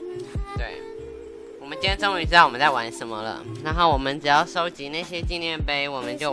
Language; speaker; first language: Chinese; native; Chinese